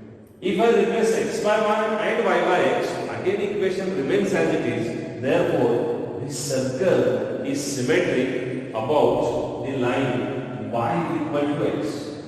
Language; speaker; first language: English; non-native, local second language; Marathi